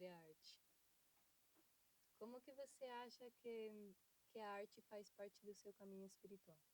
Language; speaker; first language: Portuguese; non-native, fluent; Spanish